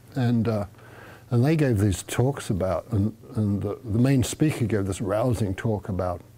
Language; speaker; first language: English; native; English